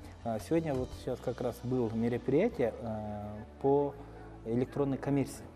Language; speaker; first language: Russian; non-native, local second language; Kyrgyz